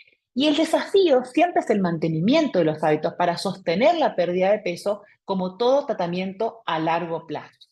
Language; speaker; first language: Spanish; native; Spanish